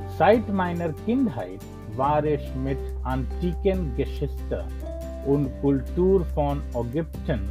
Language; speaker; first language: German; non-native, learner; English